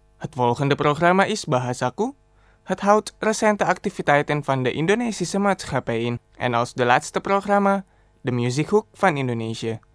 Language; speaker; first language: Dutch; non-native, fluent; Indonesian